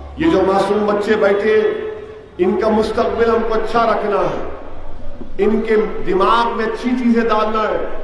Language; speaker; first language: Urdu; native; Urdu